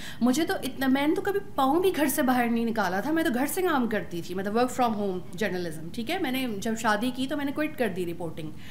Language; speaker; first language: Urdu; native; Urdu